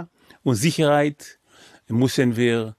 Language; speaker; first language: German; non-native, fluent; Hebrew